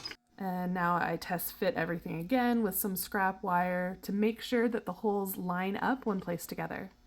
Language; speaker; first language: English; native; English